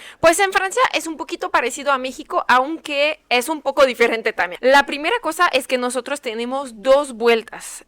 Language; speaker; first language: Spanish; non-native, fluent; French